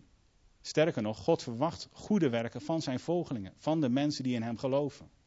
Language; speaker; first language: Dutch; native; Dutch